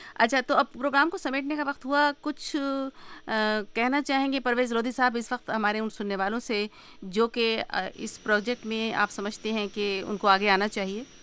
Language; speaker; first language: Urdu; native; Urdu